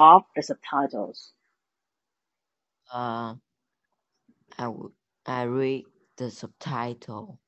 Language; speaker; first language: English; non-native, learner; Vietnamese